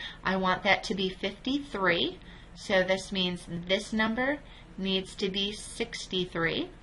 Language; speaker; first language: English; native; English